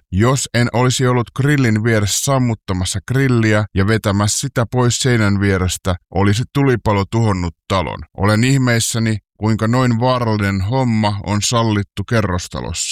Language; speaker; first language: Finnish; native; Finnish